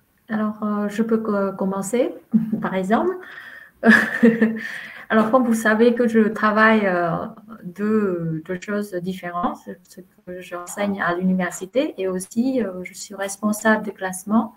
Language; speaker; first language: French; non-native, fluent; Vietnamese